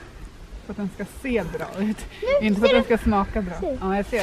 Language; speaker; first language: Swedish; native; Swedish